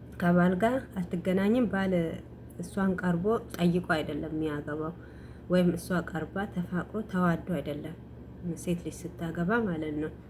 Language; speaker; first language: Amharic; non-native, local second language; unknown